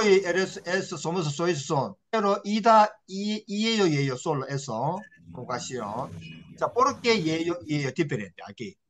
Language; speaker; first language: Spanish; non-native, learner; Korean